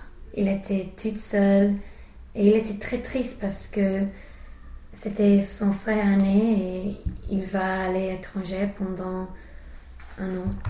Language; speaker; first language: French; non-native, fluent; English